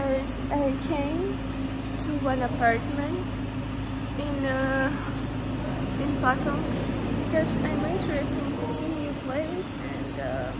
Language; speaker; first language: English; non-native, learner; Russian